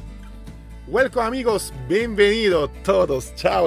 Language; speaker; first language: Spanish; non-native, learner; Italian